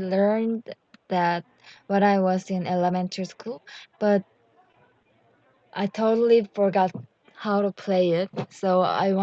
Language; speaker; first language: English; non-native, learner; Korean